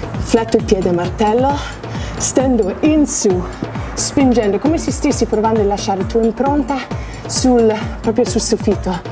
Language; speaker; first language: Italian; non-native, fluent; English